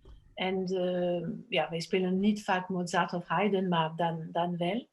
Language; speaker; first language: Dutch; non-native, fluent; French